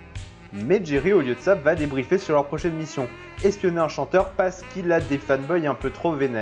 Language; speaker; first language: French; native; French